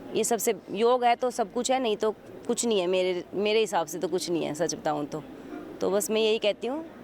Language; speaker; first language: Hindi; native; Hindi